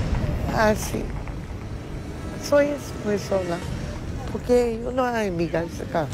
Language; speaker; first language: Spanish; non-native, learner; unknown